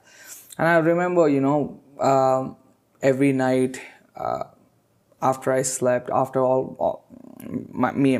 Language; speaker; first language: English; non-native, local second language; Telugu